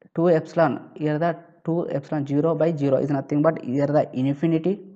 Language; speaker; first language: English; non-native, local second language; Telugu